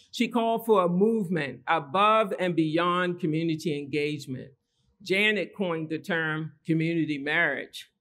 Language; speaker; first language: English; native; English